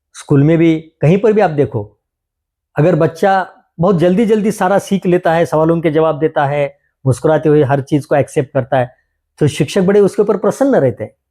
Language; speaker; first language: Hindi; non-native, local second language; Marathi